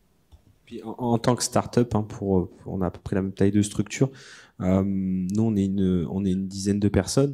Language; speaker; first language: French; native; French